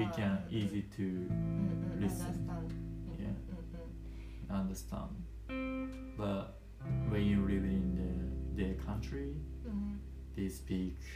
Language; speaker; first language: English; non-native, learner; Japanese